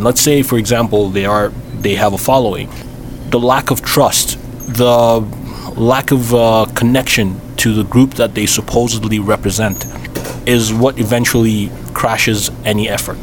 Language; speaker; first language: English; non-native, local second language; Igbo